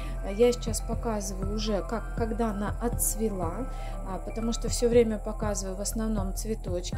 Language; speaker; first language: Russian; native; Russian